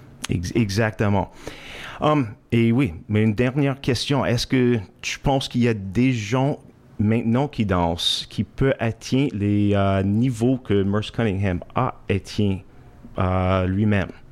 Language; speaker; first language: French; non-native, learner; English